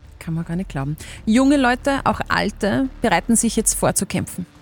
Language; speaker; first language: German; native; German